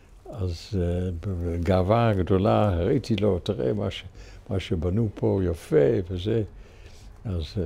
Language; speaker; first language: Hebrew; non-native, fluent; Dutch